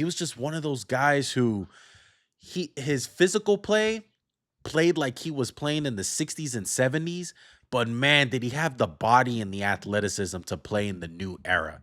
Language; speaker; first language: English; native; English